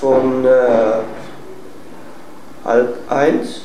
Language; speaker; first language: German; non-native, learner; Dutch